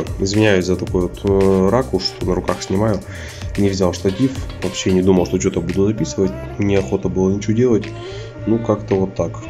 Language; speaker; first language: Russian; native; Russian